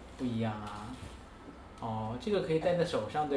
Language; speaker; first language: Chinese; native; Chinese